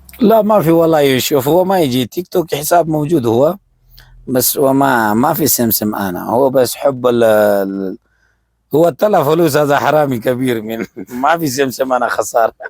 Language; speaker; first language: Arabic; non-native, learner; Urdu